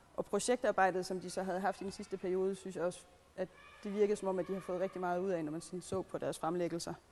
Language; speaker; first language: Danish; native; Danish